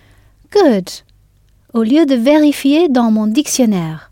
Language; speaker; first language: French; non-native, fluent; English